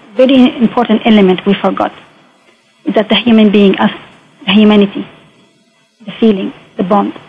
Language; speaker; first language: English; non-native, fluent; Arabic